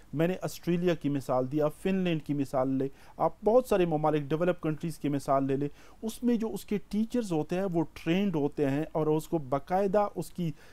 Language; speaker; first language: Urdu; non-native, local second language; Pashto